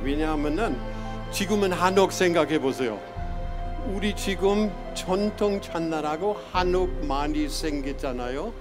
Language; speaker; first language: Korean; non-native, fluent; German